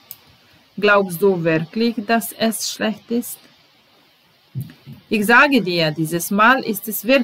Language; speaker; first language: German; non-native, fluent; Serbian